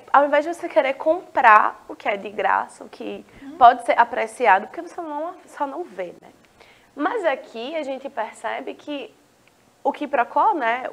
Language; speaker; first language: Portuguese; native; Portuguese